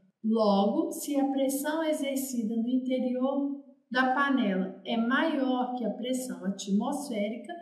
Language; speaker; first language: Portuguese; native; Portuguese